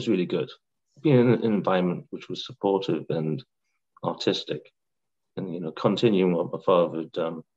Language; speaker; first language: English; native; English